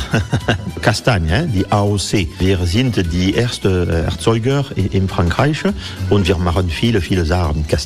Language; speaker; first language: German; non-native, fluent; French